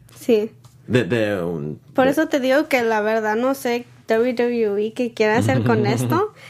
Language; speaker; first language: Spanish; early bilingual, heritage; Spanish